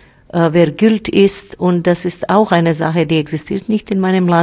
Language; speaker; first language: German; non-native, fluent; Bosnian